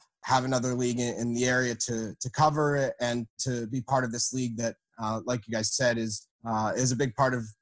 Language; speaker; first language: English; native; English